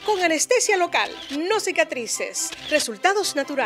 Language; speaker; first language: Spanish; native; Spanish